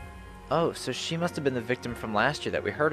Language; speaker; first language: English; native; English